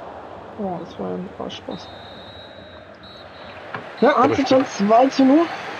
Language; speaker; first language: German; native; German